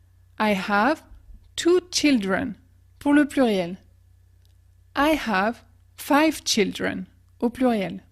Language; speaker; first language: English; non-native, fluent; French